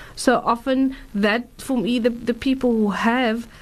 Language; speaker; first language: English; native; English